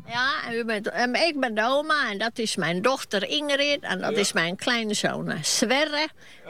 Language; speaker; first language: Dutch; non-native, fluent; Finnish